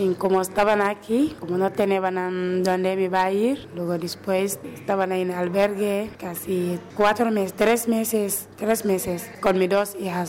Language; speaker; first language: Spanish; non-native, learner; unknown